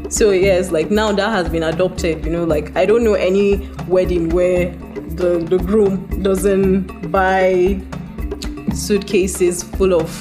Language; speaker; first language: English; non-native, local second language; Hausa